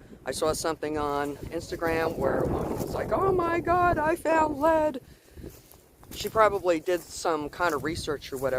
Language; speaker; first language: English; native; English